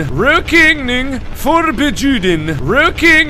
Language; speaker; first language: Swedish; non-native, learner; English